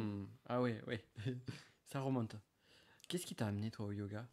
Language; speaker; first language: French; native; French